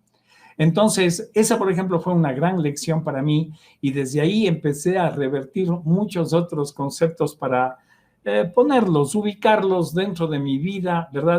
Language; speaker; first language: Spanish; native; Spanish